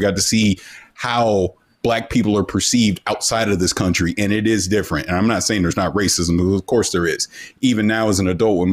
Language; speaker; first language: English; native; English